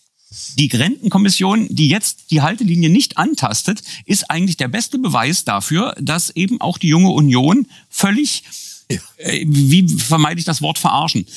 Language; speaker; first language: German; native; German